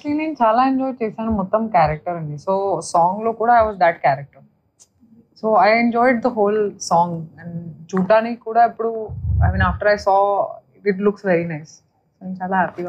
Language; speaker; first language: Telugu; non-native, fluent; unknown